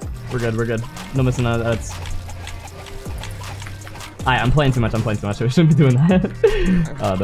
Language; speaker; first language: English; native; English